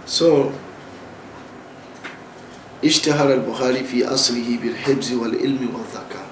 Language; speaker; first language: Arabic; non-native, fluent; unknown